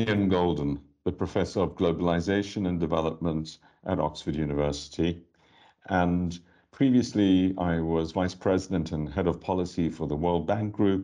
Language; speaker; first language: English; native; English